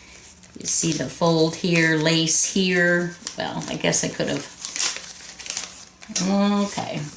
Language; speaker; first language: English; native; English